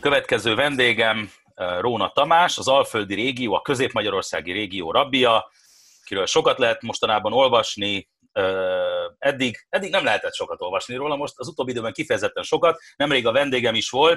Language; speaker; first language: Hungarian; native; Hungarian